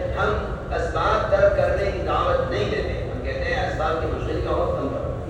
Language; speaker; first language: Urdu; native; Urdu